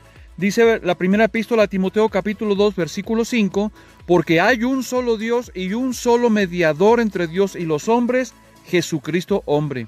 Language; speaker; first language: Spanish; native; Spanish